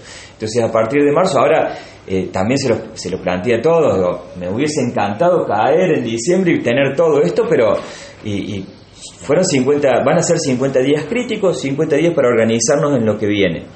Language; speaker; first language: Spanish; native; Spanish